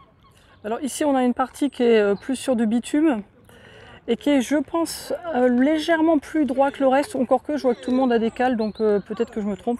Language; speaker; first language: French; native; French